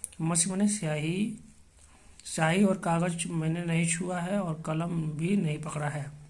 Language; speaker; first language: Hindi; native; Hindi